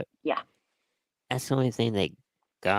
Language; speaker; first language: English; native; English